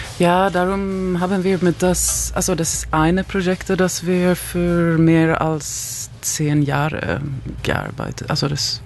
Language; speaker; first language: German; non-native, learner; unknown